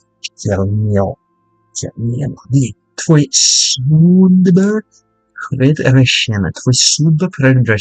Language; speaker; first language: Russian; non-native, learner; English